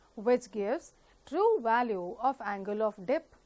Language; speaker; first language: English; non-native, local second language; Punjabi